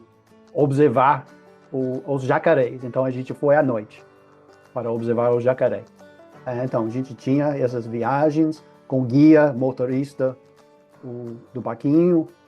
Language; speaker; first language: Portuguese; non-native, fluent; English